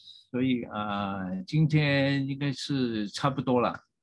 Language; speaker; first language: Chinese; non-native, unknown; Cantonese